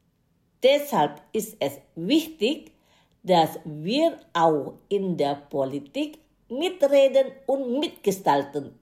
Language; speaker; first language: German; non-native, fluent; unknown